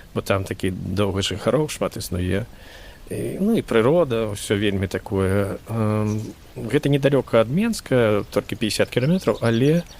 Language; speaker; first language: Belarusian; native; Belarusian